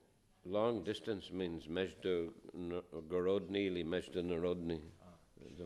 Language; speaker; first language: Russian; non-native, learner; English